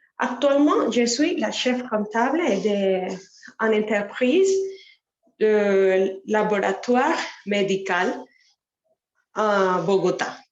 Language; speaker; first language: French; non-native, learner; Spanish